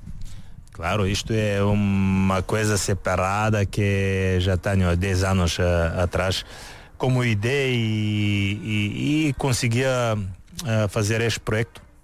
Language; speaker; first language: Portuguese; non-native, learner; Bulgarian